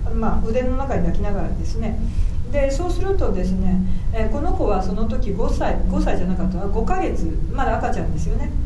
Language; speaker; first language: Japanese; native; Japanese